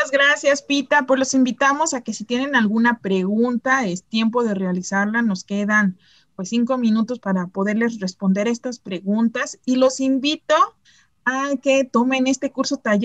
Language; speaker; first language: Spanish; native; Spanish